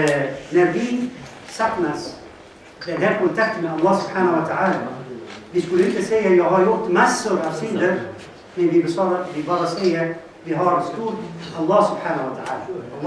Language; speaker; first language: Swedish; non-native, fluent; Arabic